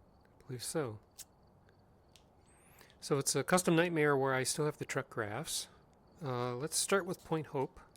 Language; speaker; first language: English; native; English